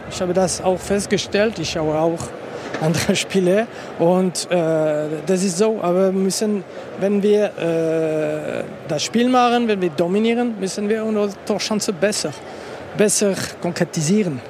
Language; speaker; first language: German; non-native, local second language; French